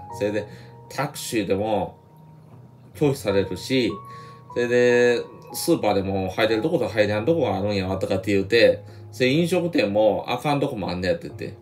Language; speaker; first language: Japanese; native; Japanese